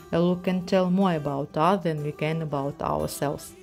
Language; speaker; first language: English; non-native, fluent; Ukrainian